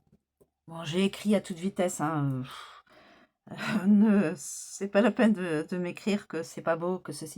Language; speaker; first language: French; native; French